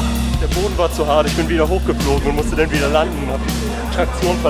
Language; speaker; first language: German; native; German